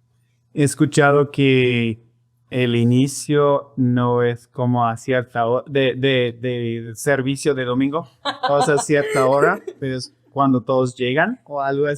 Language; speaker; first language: Spanish; non-native, fluent; English